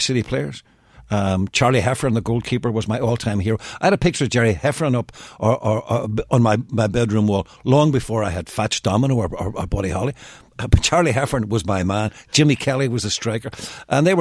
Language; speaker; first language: English; native; English